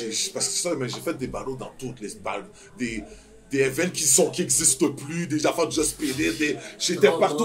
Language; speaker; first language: French; native; French